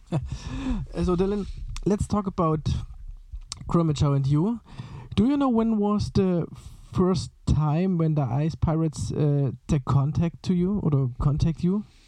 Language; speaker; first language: English; non-native, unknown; German